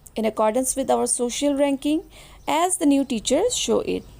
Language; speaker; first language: English; non-native, local second language; Assamese